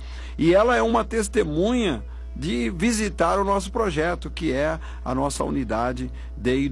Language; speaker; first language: Portuguese; native; Portuguese